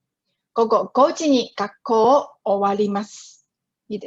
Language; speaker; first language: Japanese; non-native, fluent; Chinese